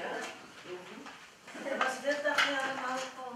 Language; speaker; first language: Dutch; non-native, learner; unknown